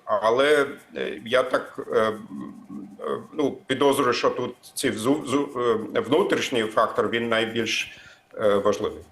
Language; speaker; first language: Ukrainian; non-native, fluent; German